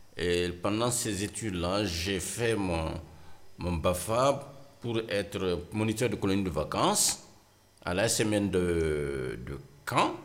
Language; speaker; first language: French; non-native, local second language; Mandingo